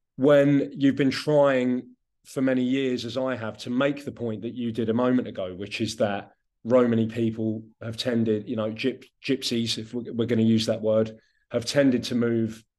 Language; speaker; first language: English; non-native, local second language; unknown